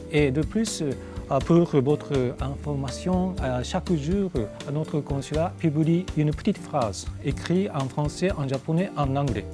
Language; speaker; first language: French; non-native, fluent; Japanese